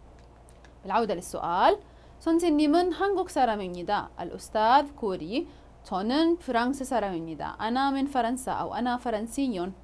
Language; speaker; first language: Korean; non-native, fluent; Arabic